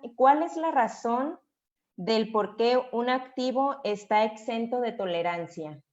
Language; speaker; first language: Spanish; native; Spanish